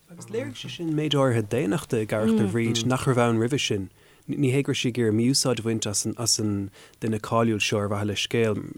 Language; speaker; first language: Irish; native; Irish